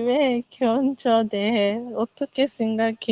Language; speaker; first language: Korean; non-native, learner; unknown